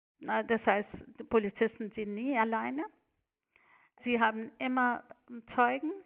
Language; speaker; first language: German; non-native, fluent; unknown